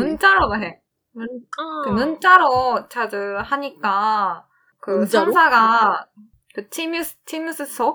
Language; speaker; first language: Korean; non-native, fluent; Japanese